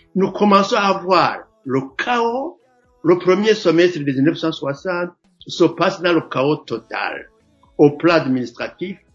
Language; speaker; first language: French; non-native, local second language; Rundi